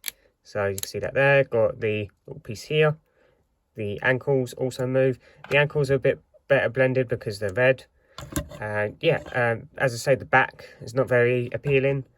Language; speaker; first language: English; native; English